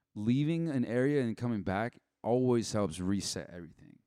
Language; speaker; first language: English; native; English